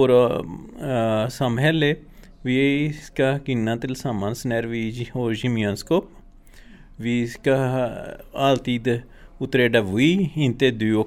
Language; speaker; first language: Swedish; non-native, fluent; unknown